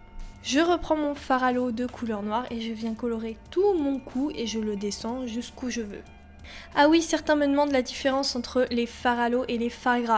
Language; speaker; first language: French; native; French